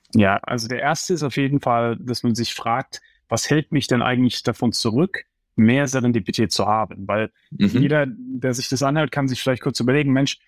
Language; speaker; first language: German; native; German